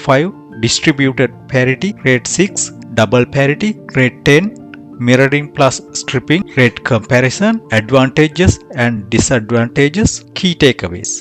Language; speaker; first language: English; non-native, fluent; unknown